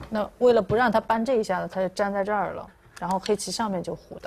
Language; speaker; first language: Chinese; native; Chinese